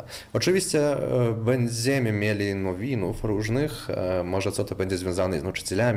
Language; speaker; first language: Polish; non-native, local second language; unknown